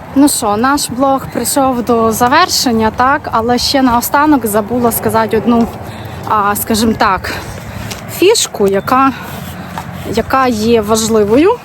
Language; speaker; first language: Ukrainian; non-native, local second language; Russian